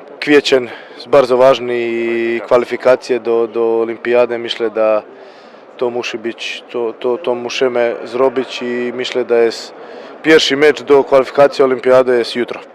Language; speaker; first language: Polish; non-native, learner; Croatian